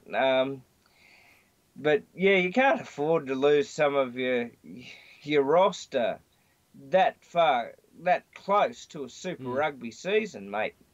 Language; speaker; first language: English; native; English